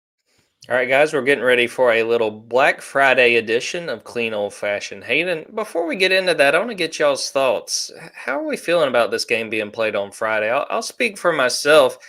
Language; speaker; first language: English; native; English